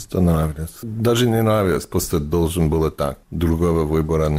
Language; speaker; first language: Russian; non-native, fluent; English